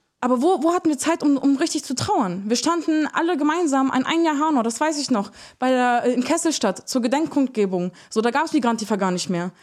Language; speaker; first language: German; early bilingual, other home language; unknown